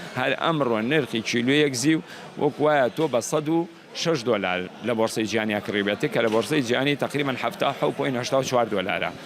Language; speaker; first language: Central Kurdish; native; Central Kurdish